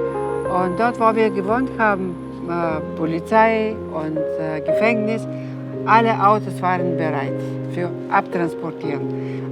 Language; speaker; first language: German; non-native, fluent; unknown